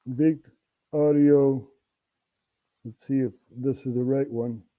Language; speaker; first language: English; non-native, fluent; Dutch